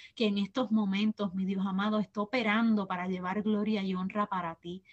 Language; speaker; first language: Spanish; native; Spanish